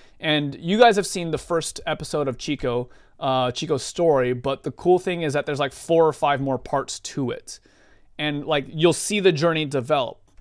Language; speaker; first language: English; native; English